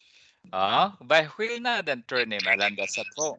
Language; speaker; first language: Swedish; non-native, fluent; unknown